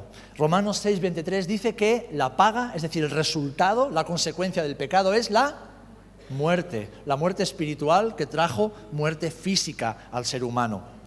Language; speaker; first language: Spanish; native; Spanish